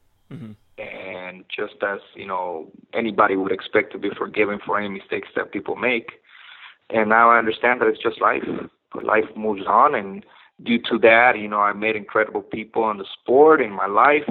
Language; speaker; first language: English; non-native, fluent; Spanish